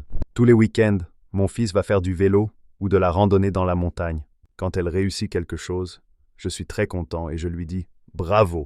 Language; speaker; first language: French; non-native, learner; Chinese